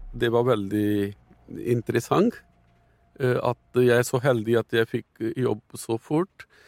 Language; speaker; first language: Norwegian; non-native, fluent; Punjabi